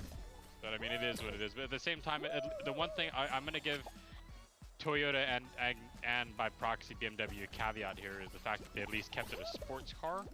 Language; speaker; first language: English; native; English